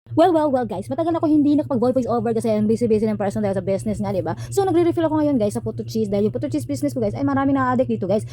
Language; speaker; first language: Filipino; non-native, local second language; Cebuano